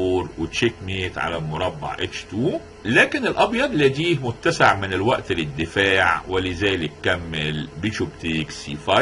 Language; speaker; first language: Arabic; native; Arabic